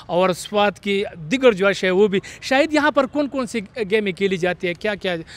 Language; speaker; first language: Urdu; non-native, local second language; Pashto